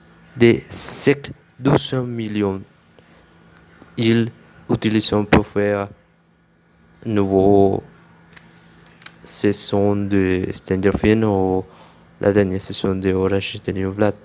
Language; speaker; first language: French; non-native, learner; Spanish